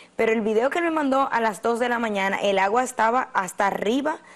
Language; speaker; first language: Spanish; native; Spanish